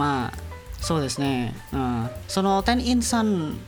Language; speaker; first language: Japanese; non-native, learner; Indonesian